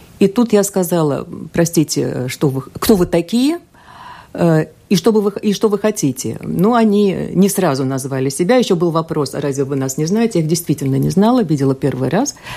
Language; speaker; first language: Russian; non-native, local second language; Latvian